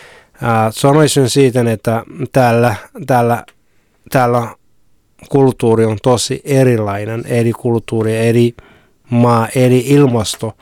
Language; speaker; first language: Finnish; non-native, fluent; Somali